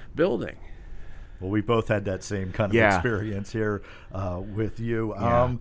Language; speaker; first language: English; native; English